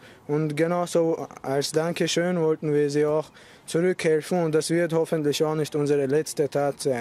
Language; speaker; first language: German; early bilingual, other home language; Chechen